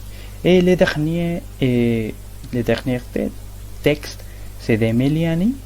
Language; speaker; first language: French; non-native, learner; Spanish